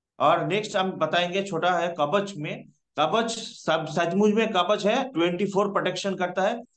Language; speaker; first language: Hindi; non-native, local second language; Bangla